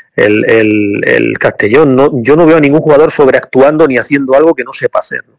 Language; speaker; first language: Spanish; native; Spanish